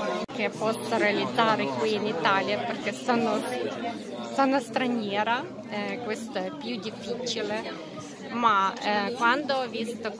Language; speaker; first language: Italian; non-native, fluent; Ukrainian